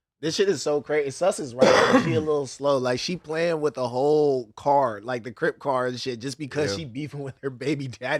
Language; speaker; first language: English; native; English